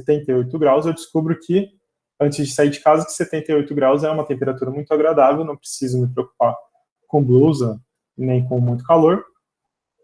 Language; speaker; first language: Portuguese; native; Portuguese